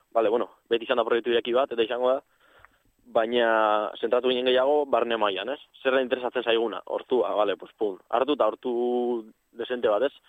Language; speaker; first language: Basque; non-native, local second language; Spanish